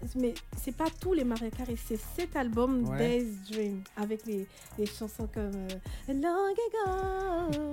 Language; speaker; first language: French; native; French